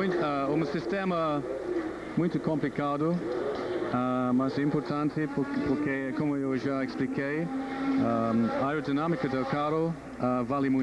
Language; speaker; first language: Portuguese; non-native, learner; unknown